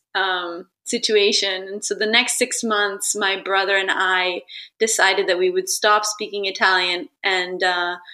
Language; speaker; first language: English; early bilingual, other home language; Italian